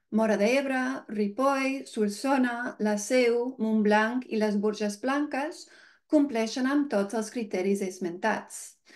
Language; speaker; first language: Catalan; non-native, fluent; English